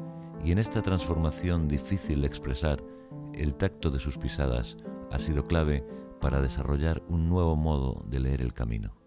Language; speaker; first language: Spanish; native; Spanish